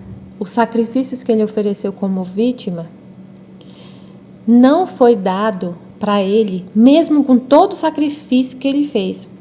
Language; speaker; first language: Portuguese; native; Portuguese